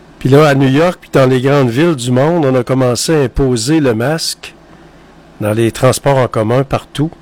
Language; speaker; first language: French; native; French